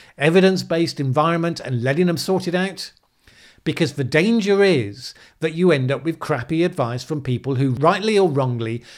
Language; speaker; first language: English; native; English